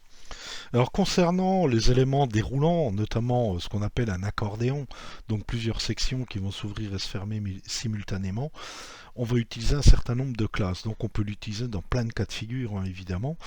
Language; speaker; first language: French; native; French